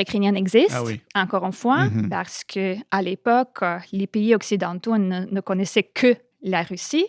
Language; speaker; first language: French; non-native, fluent; Ukrainian